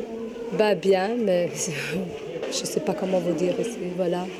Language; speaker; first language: French; non-native, learner; Albanian